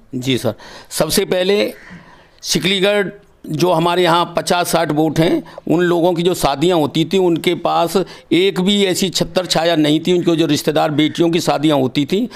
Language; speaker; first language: Hindi; native; Hindi